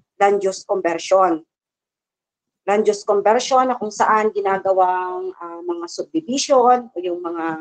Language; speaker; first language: Filipino; non-native, local second language; Bikol